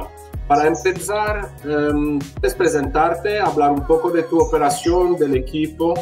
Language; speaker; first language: Spanish; non-native, fluent; French